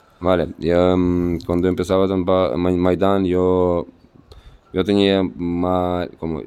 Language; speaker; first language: Spanish; non-native, fluent; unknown